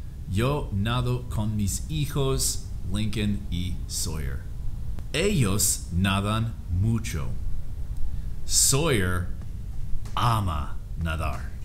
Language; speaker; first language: Spanish; non-native, fluent; English